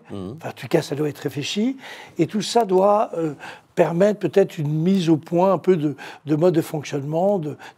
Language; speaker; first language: French; native; French